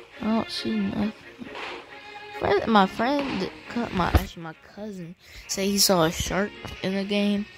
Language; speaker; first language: English; native; English